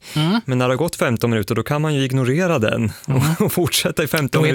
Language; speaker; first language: Swedish; native; Swedish